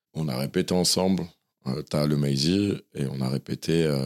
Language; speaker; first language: French; native; French